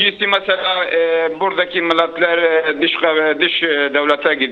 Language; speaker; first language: Turkish; non-native, local second language; Kurdish